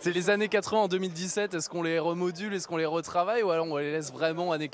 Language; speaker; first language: French; native; French